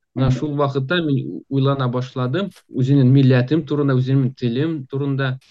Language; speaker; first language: Tatar; native; Tatar